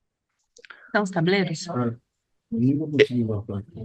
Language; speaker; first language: Portuguese; native; Portuguese